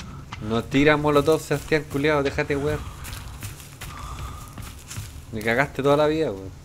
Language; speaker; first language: Spanish; native; Spanish